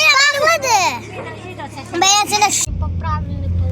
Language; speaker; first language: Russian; early bilingual, other home language; Azerbaijani